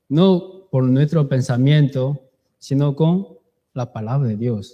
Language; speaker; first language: Spanish; non-native, learner; Chinese